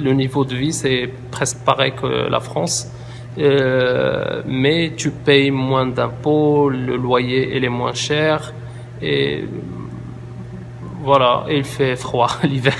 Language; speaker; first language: French; non-native, local second language; Arabic